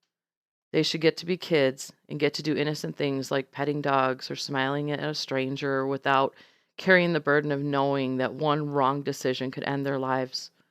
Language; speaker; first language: English; native; English